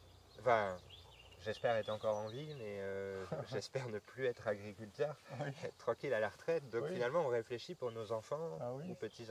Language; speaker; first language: French; native; French